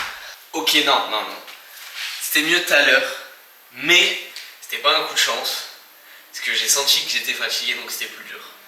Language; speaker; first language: French; native; French